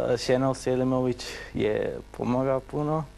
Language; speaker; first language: Bosnian; non-native, learner; Turkish